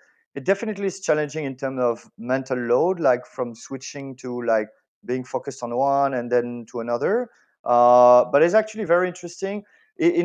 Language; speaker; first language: English; non-native, fluent; French